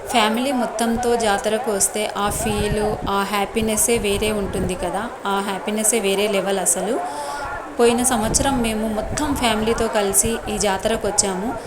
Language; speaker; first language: Telugu; non-native, local second language; Lambadi